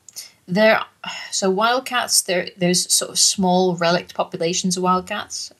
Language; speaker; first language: English; native; English